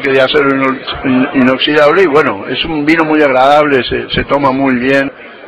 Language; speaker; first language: Spanish; native; Spanish